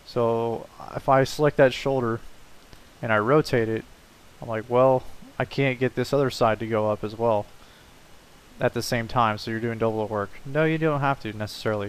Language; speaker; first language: English; native; English